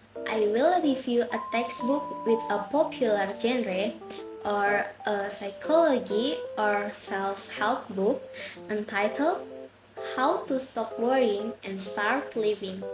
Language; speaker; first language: English; non-native, fluent; Indonesian